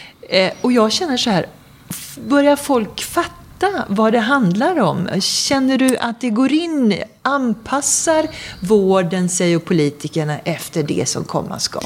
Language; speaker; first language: Swedish; native; Swedish